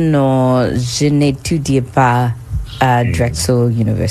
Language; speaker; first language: French; non-native, learner; English